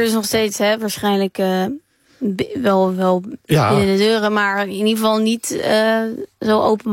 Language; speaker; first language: Dutch; native; Dutch